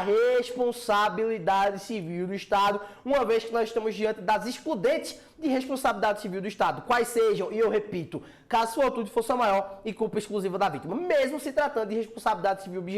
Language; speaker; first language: Portuguese; native; Portuguese